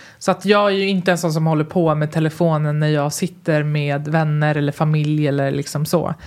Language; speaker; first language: Swedish; early bilingual, other home language; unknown